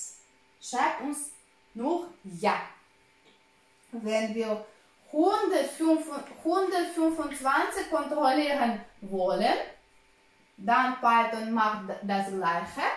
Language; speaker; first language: German; non-native, fluent; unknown